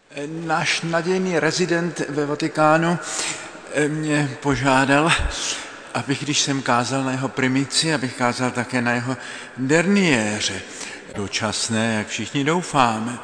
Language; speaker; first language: Czech; native; Czech